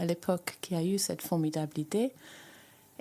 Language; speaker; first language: French; native; French